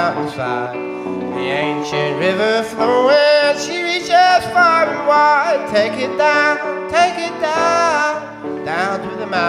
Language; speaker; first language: English; native; English